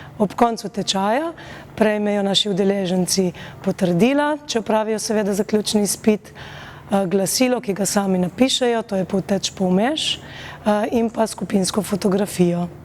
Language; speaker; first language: Slovenian; native; Slovenian